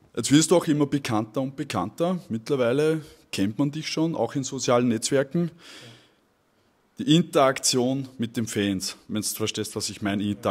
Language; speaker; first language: German; native; German